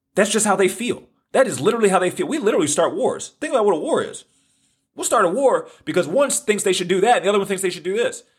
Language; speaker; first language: English; native; English